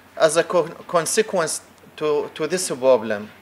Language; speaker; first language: English; non-native, fluent; Arabic